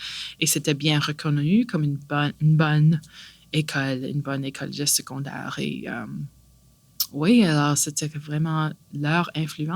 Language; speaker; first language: French; non-native, local second language; English